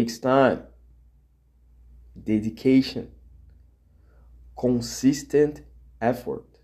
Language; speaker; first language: English; non-native, fluent; Portuguese